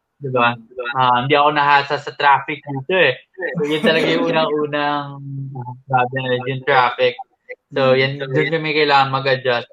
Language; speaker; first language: Filipino; non-native, local second language; Hiligaynon